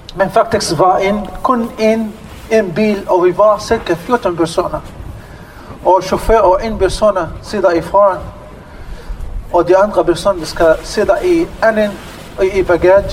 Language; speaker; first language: Danish; non-native, learner; Arabic